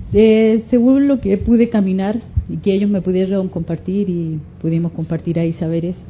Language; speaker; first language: Spanish; native; Spanish